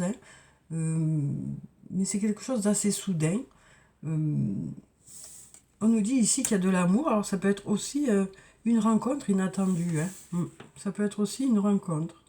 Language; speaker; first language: French; native; French